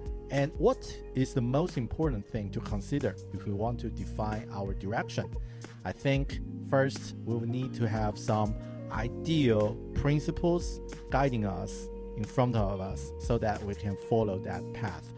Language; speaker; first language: English; non-native, fluent; Chinese